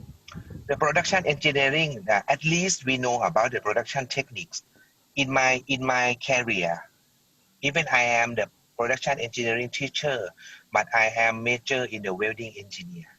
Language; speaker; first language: English; non-native, learner; Thai